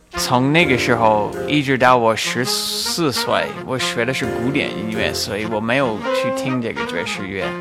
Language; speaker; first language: Chinese; non-native, fluent; English